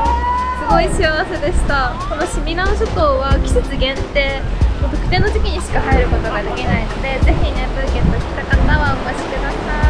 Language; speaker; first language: Japanese; native; Japanese